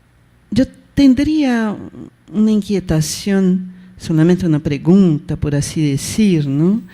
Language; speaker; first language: Spanish; non-native, fluent; Portuguese